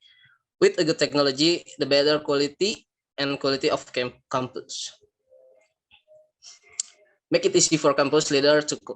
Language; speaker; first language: English; non-native, learner; Indonesian